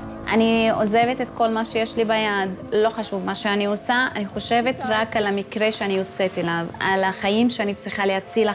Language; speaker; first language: Hebrew; non-native, local second language; Arabic